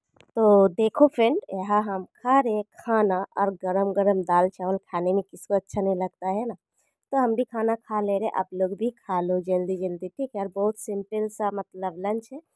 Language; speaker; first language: Hindi; non-native, local second language; Bangla